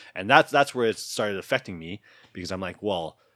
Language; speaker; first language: English; native; English